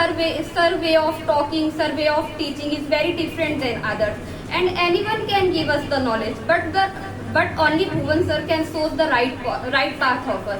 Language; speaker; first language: English; non-native, learner; Hindi